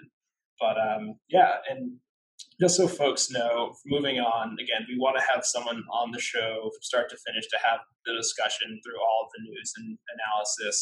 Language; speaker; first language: English; native; English